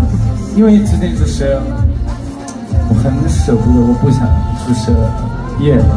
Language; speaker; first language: Chinese; non-native, fluent; Thai